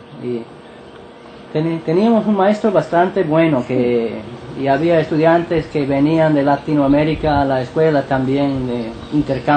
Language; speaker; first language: Spanish; non-native, fluent; English